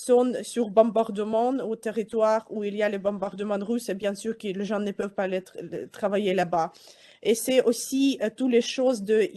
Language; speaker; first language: French; non-native, fluent; Ukrainian